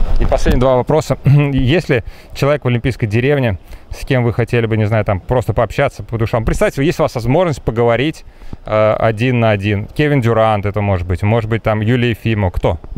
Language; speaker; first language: Russian; native; Russian